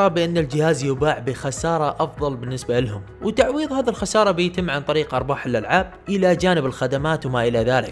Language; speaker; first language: Arabic; native; Arabic